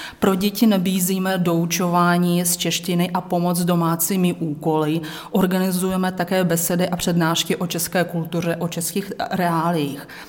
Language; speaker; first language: Czech; native; Czech